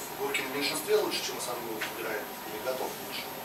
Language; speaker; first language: Russian; native; Russian